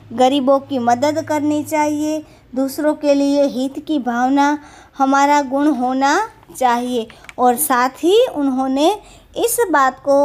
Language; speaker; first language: Hindi; non-native, local second language; Gujarati